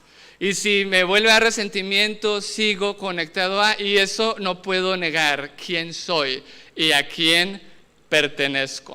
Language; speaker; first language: Spanish; native; Spanish